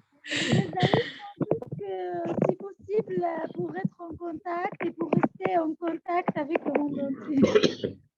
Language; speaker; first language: French; non-native, local second language; Arabic